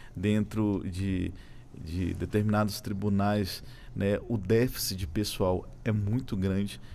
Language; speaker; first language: Portuguese; native; Portuguese